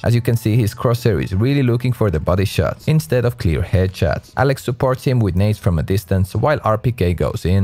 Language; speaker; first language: English; non-native, fluent; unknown